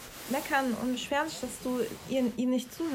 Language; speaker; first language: German; native; German